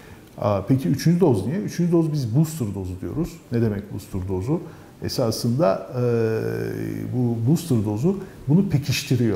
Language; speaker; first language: Turkish; native; Turkish